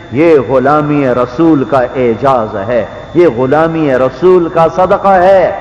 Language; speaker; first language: Urdu; native; Urdu